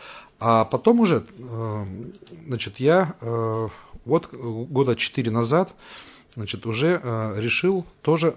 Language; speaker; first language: Russian; native; Russian